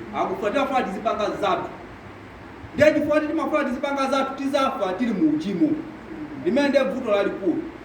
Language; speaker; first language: Nyanja; non-native, local second language; Tumbuka